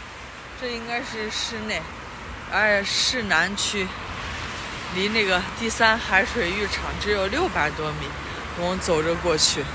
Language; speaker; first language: Chinese; native; Chinese